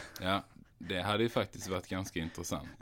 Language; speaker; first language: Swedish; native; Swedish